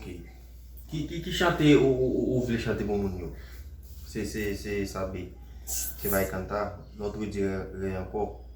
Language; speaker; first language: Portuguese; non-native, learner; Haitian Creole